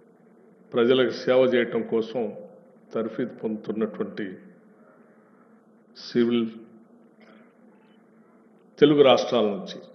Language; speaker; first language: Telugu; native; Telugu